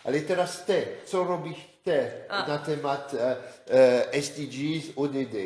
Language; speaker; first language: Polish; non-native, learner; French